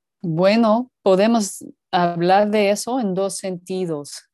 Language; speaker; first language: Spanish; non-native, learner; English